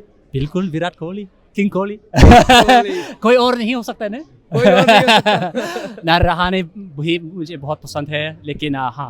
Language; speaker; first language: Hindi; non-native, fluent; English